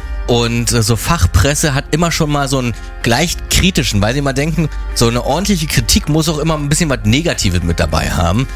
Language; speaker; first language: German; native; German